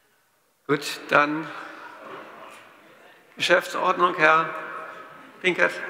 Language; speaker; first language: German; native; German